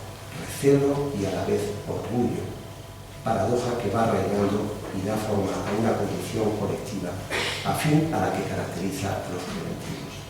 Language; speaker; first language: Spanish; native; Spanish